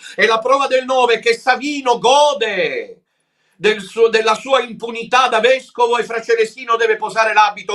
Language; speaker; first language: Italian; native; Italian